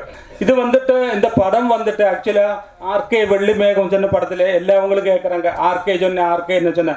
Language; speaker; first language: Tamil; non-native, local second language; Malayalam